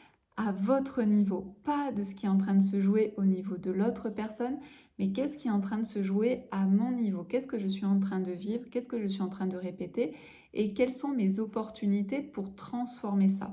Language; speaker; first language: French; native; French